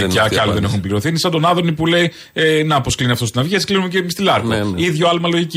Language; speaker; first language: Greek; native; Greek